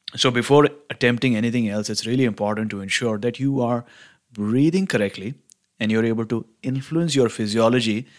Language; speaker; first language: English; non-native, local second language; Hindi